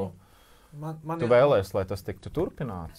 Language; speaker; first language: Latvian; native; Latvian